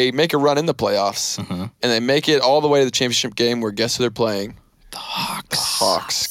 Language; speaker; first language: English; native; English